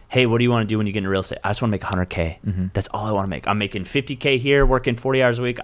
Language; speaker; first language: English; native; English